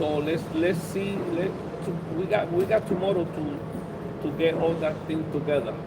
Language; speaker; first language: English; non-native, learner; Spanish